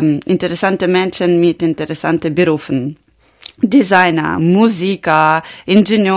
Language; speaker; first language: German; non-native, learner; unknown